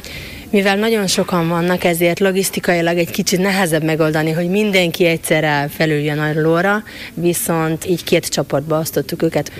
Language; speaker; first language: Hungarian; native; Hungarian